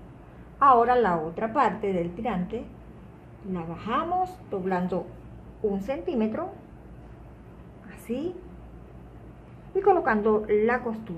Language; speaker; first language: Spanish; native; Spanish